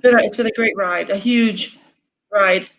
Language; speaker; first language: English; native; English